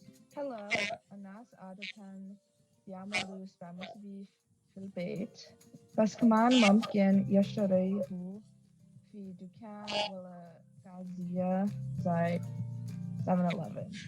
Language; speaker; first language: Arabic; non-native, learner; English